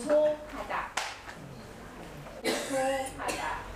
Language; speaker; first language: Korean; native; Korean